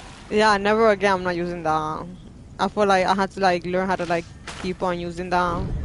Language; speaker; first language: English; early bilingual, other home language; Spanish